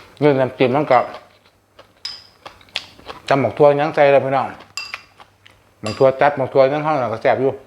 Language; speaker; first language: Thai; non-native, local second language; Northeastern Thai